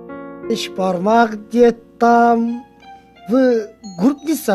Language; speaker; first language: Russian; non-native, local second language; Kyrgyz